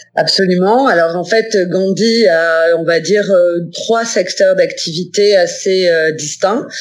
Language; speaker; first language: French; native; French